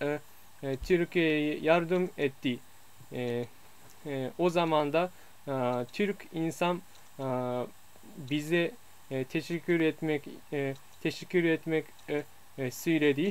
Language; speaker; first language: Turkish; non-native, learner; Japanese